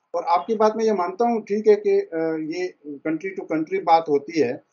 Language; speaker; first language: Hindi; early bilingual, heritage; Persian